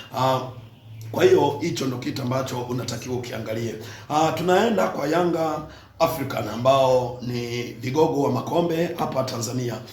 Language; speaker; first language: Swahili; native; Swahili